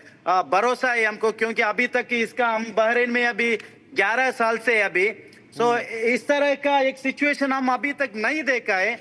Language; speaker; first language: Hindi; non-native, local second language; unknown